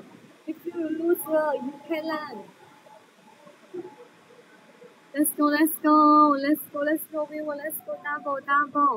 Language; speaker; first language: English; non-native, learner; Chinese